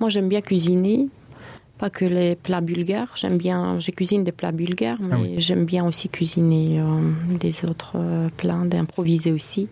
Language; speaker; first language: French; non-native, fluent; Bulgarian